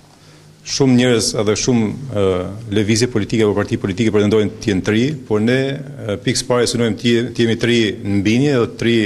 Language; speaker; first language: Albanian; native; Albanian